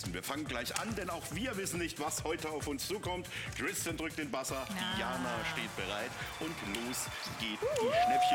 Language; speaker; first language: German; native; German